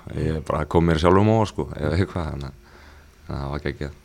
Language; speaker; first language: Icelandic; early bilingual, heritage; English